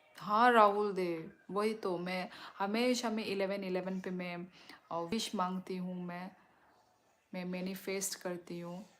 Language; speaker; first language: Hindi; non-native, local second language; Kok Borok